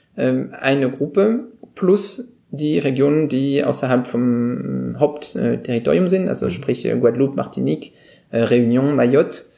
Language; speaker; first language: German; non-native, fluent; French